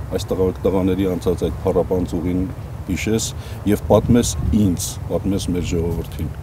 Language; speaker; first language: Armenian; native; Armenian